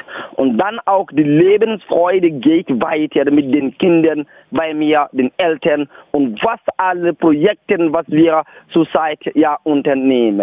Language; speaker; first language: German; non-native, learner; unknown